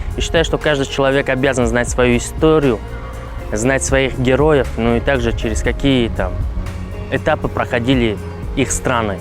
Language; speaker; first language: Russian; non-native, local second language; Tajik